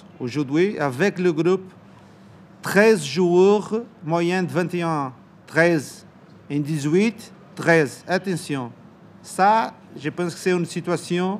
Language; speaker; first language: French; non-native, learner; Portuguese